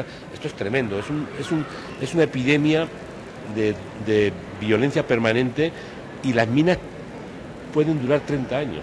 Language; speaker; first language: Spanish; native; Spanish